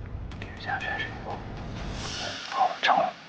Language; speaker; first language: Chinese; native; Chinese